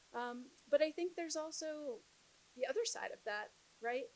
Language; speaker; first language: English; native; English